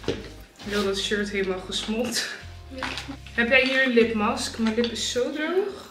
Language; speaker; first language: Dutch; native; Dutch